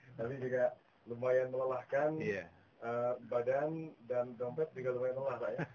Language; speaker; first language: Indonesian; native; Indonesian